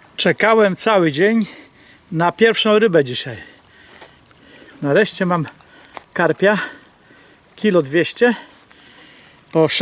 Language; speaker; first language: Polish; native; Polish